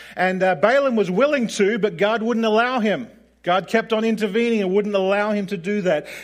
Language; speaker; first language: English; native; English